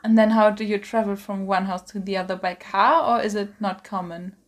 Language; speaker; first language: English; non-native, fluent; German